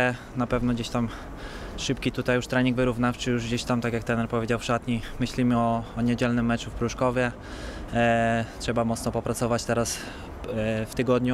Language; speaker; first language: Polish; native; Polish